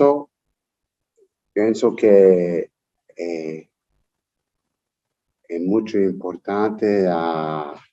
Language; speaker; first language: Spanish; non-native, learner; English